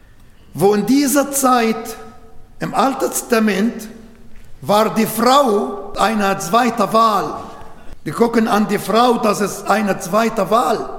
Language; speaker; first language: German; non-native, learner; Arabic